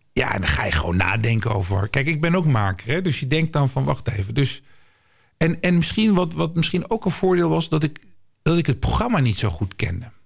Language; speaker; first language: Dutch; early bilingual, other home language; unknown